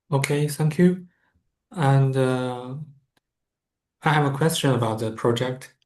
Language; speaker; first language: English; non-native, fluent; Chinese